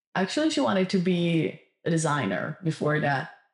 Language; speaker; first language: English; non-native, fluent; Italian